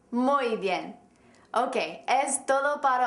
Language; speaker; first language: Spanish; non-native, fluent; English